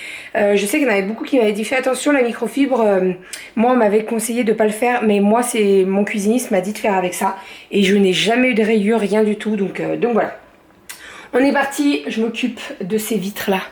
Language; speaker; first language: French; native; French